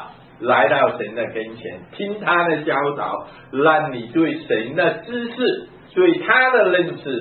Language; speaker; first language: Chinese; native; Chinese